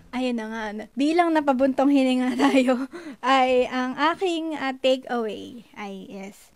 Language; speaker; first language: Filipino; native; Filipino